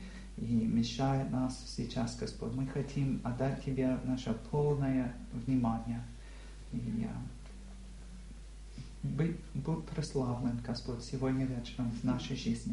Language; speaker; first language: Russian; non-native, learner; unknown